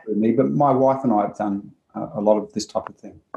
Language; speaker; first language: English; native; English